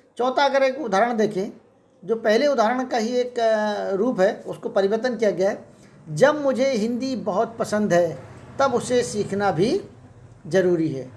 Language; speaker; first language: Hindi; native; Hindi